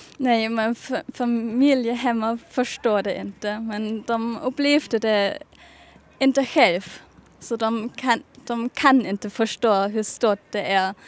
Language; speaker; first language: Swedish; non-native, fluent; German